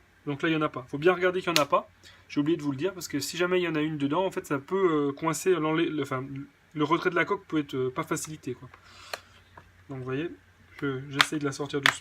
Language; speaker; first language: French; native; French